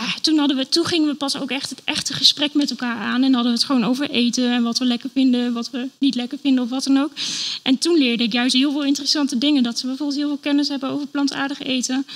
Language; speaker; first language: Dutch; native; Dutch